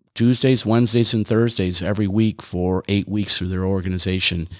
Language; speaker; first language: English; native; English